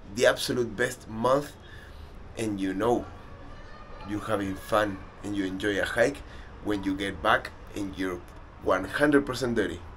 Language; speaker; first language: English; non-native, fluent; Spanish